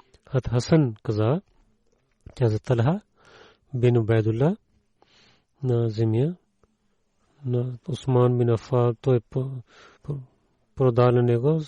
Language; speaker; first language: Bulgarian; non-native, learner; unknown